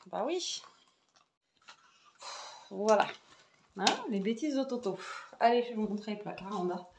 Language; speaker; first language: French; native; French